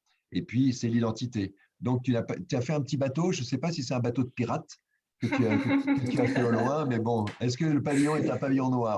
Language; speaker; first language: French; native; French